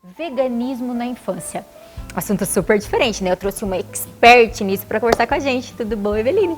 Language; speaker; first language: Portuguese; native; Portuguese